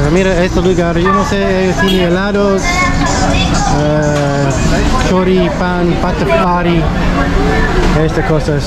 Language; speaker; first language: Spanish; non-native, learner; English